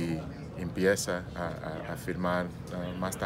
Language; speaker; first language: Spanish; non-native, learner; English